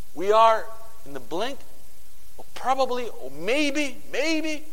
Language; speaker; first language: English; non-native, fluent; Portuguese